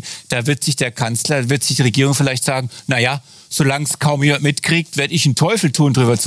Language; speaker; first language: German; native; German